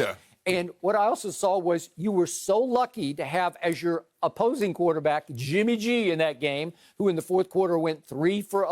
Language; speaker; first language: English; native; English